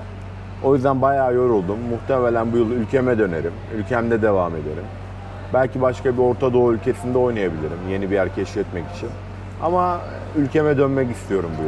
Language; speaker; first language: Turkish; native; Turkish